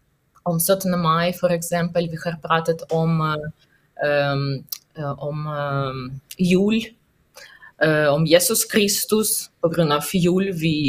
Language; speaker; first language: Norwegian; non-native, learner; Russian